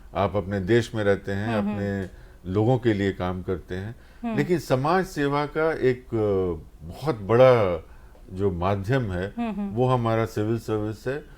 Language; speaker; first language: Hindi; native; Hindi